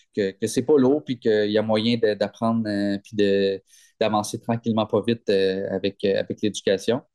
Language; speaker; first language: French; native; French